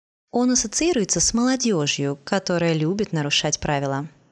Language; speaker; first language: Russian; native; Russian